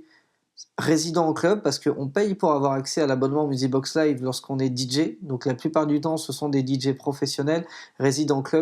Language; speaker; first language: French; native; French